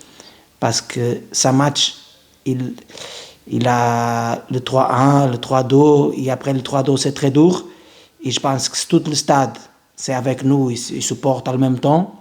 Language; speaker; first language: French; non-native, fluent; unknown